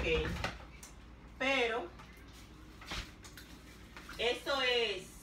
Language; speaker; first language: Spanish; native; Spanish